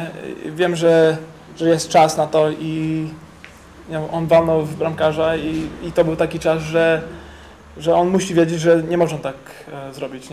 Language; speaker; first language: Polish; early bilingual, heritage; English